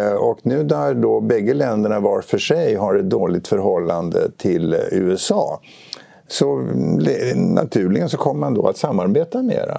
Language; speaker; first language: Swedish; native; Swedish